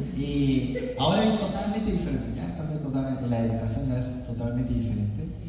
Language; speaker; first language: Spanish; early bilingual, other home language; Korean